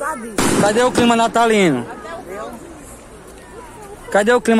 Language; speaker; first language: Portuguese; native; Portuguese